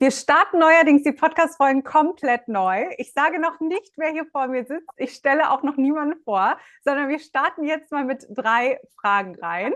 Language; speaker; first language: German; native; German